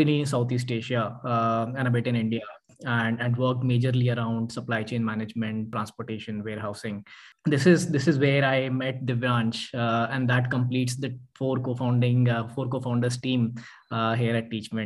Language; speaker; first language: English; non-native, local second language; Hindi